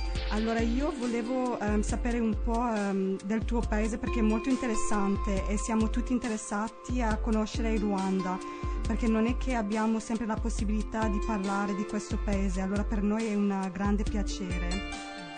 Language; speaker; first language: Italian; non-native, fluent; English